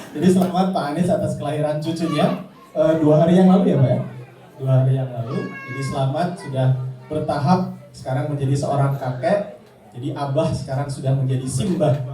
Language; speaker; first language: Indonesian; native; Indonesian